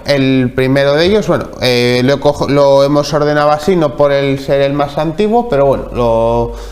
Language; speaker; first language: Spanish; native; Spanish